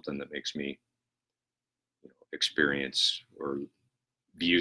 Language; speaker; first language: English; native; English